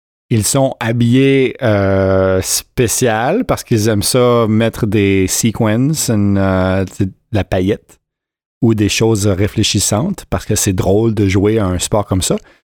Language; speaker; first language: French; native; French